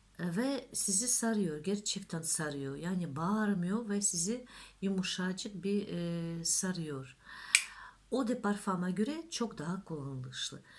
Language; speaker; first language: Turkish; non-native, learner; Russian